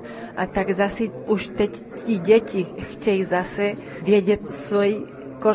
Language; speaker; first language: Czech; early bilingual, heritage; Spanish